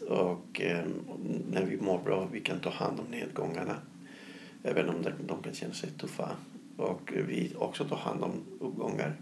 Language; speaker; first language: Swedish; non-native, fluent; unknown